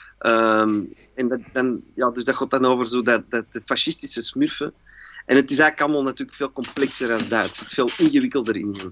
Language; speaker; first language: Dutch; native; Dutch